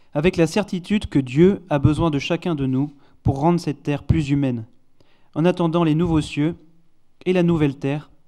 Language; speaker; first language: French; non-native, fluent; Hebrew